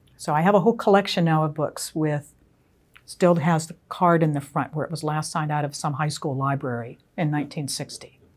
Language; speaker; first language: English; native; English